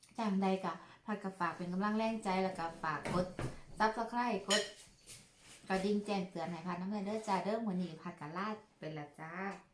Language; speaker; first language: Thai; native; Thai